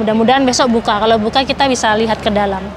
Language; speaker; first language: Indonesian; native; Indonesian